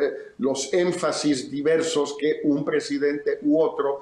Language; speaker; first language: Spanish; native; Spanish